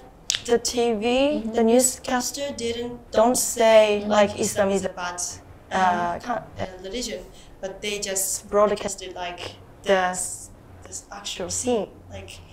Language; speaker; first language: English; non-native, learner; Japanese